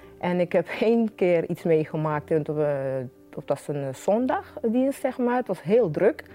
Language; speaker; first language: Dutch; native; Dutch